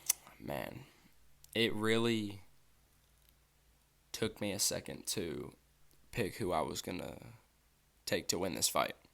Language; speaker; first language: English; native; English